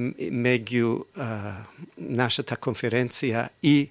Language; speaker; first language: Macedonian; non-native, fluent; English